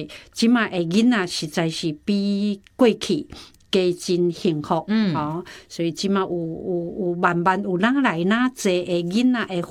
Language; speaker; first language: Chinese; non-native, local second language; Min Nan Chinese